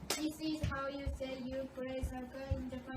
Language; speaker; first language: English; non-native, learner; Japanese